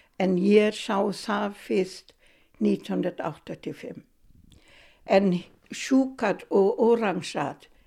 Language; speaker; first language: Icelandic; non-native, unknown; German